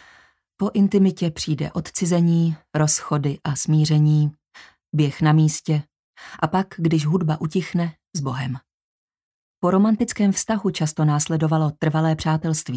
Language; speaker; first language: Czech; native; Czech